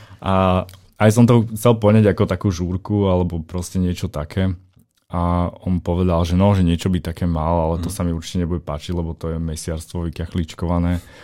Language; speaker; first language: Slovak; native; Slovak